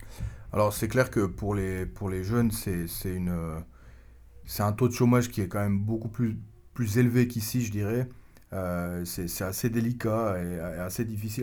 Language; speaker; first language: French; early bilingual, other home language; Albanian